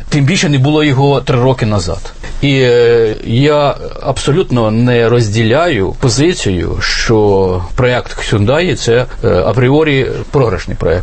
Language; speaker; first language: Ukrainian; native; Ukrainian